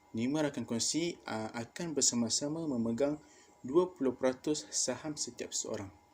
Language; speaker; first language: Malay; native; Malay